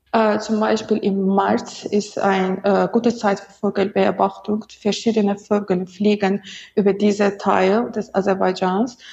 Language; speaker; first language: German; non-native, learner; Azerbaijani